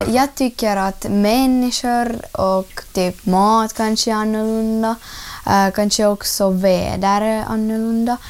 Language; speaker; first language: Swedish; non-native, learner; Russian